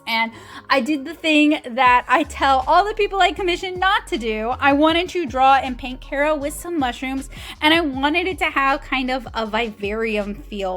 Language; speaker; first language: English; native; English